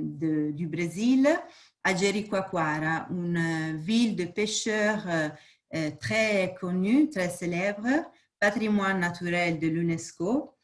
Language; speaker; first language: French; non-native, fluent; Portuguese